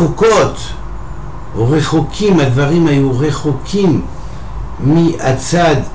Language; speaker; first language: Hebrew; non-native, fluent; French